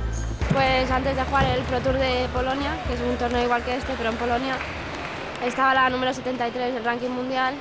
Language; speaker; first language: Spanish; native; Spanish